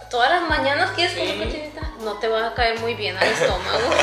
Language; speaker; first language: Spanish; native; Spanish